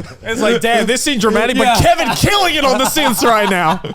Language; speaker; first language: English; native; English